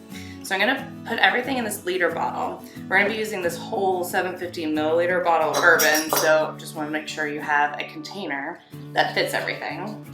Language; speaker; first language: English; native; English